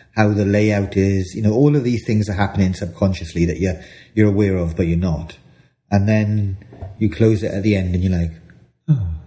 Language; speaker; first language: English; native; English